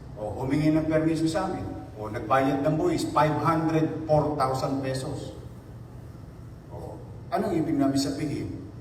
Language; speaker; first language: Filipino; native; Filipino